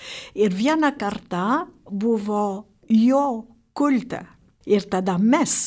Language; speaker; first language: Lithuanian; non-native, fluent; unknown